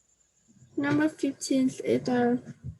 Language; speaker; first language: English; non-native, learner; Vietnamese